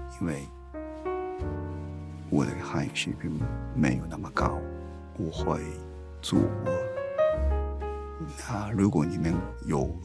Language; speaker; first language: Chinese; non-native, learner; Japanese